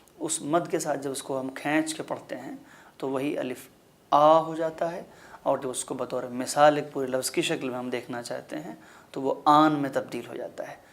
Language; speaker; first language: Urdu; native; Urdu